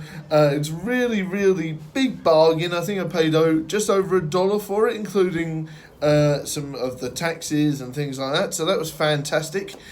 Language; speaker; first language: English; native; English